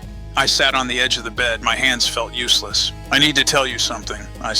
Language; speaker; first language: English; native; English